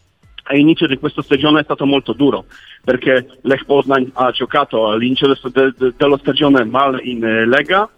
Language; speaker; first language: Italian; non-native, learner; Polish